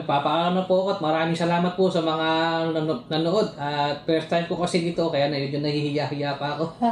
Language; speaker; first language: Filipino; native; Filipino